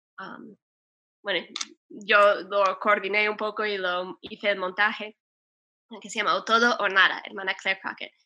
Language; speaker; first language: Spanish; non-native, fluent; English